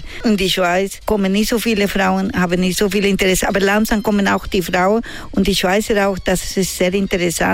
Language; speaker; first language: German; non-native, fluent; Spanish